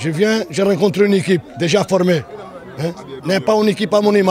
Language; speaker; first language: French; non-native, learner; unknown